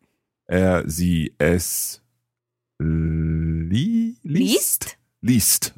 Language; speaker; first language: German; non-native, learner; English